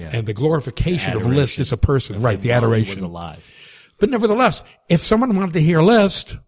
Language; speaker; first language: English; native; English